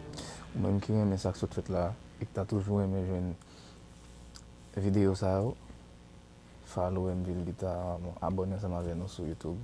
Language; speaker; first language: French; non-native, learner; Haitian Creole